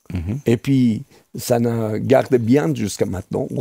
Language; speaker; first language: French; non-native, fluent; Persian